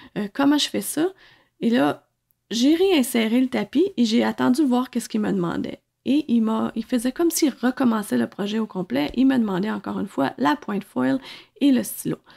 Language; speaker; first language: French; native; French